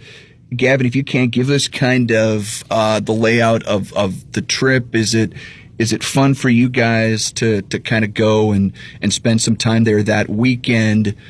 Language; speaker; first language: English; native; English